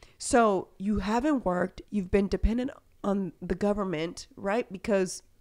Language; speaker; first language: English; early bilingual, other home language; Spanish